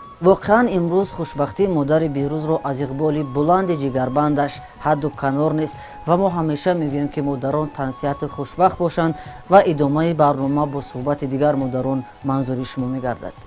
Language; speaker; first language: Persian; native; Persian